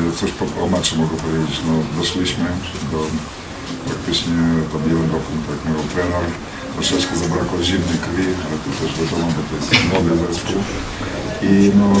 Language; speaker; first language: Polish; non-native, fluent; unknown